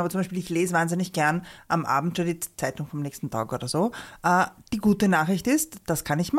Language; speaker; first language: German; native; German